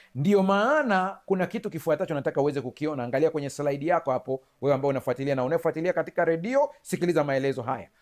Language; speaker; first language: Swahili; native; Swahili